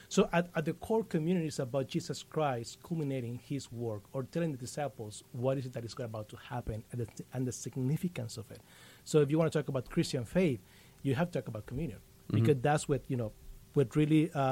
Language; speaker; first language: English; non-native, fluent; Spanish